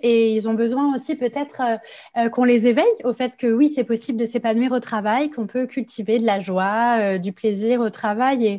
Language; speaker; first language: French; native; French